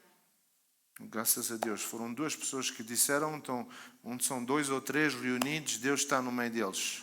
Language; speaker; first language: Portuguese; native; Portuguese